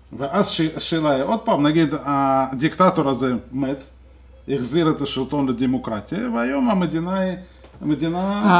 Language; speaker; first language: Hebrew; non-native, fluent; Russian